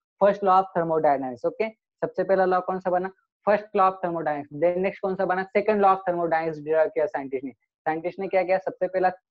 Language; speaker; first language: Hindi; native; Hindi